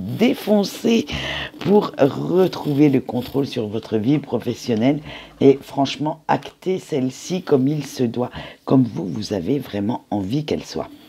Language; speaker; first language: French; native; French